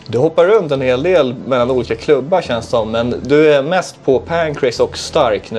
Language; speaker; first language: Swedish; native; Swedish